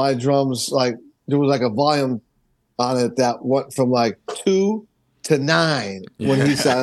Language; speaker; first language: English; native; English